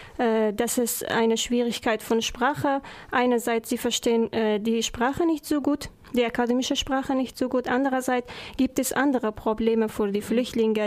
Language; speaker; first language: German; non-native, learner; Persian